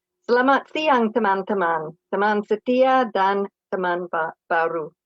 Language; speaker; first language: Indonesian; non-native, fluent; English